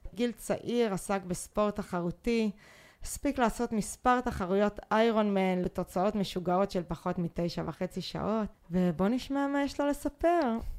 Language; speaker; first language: Hebrew; native; Hebrew